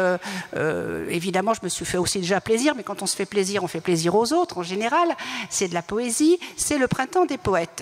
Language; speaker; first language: French; native; French